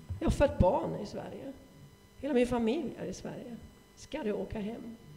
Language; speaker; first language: Swedish; non-native, fluent; German